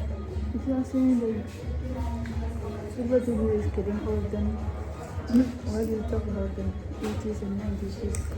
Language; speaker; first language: English; non-native, fluent; Tibetan